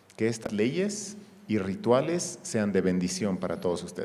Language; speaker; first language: Spanish; native; Spanish